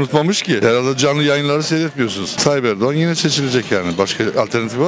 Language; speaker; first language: Turkish; native; Turkish